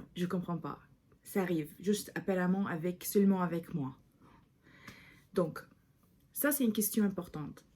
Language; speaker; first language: French; non-native, fluent; English